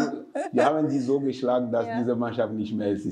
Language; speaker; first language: German; non-native, fluent; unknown